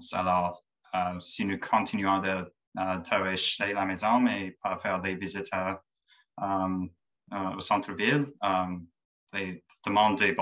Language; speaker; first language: French; non-native, learner; English